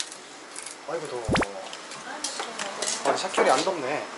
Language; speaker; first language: Japanese; non-native, learner; Korean